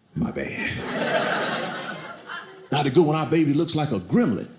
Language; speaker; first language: English; native; English